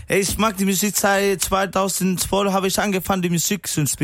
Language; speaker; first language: German; non-native, learner; Spanish